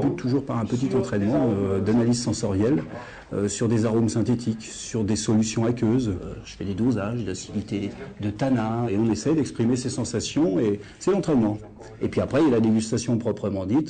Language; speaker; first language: French; native; French